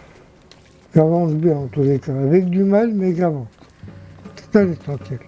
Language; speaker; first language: French; native; French